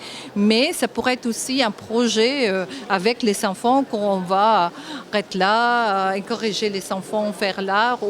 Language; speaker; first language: French; non-native, fluent; Japanese